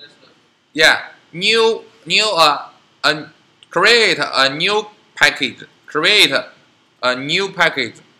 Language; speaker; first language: English; non-native, learner; Chinese